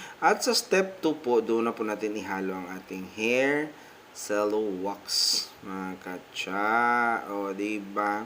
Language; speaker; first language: Filipino; native; Filipino